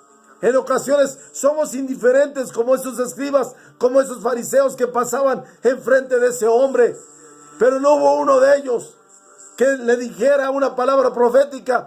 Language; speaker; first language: Spanish; native; Spanish